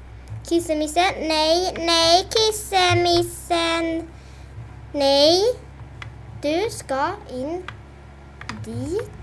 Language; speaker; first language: Swedish; native; Swedish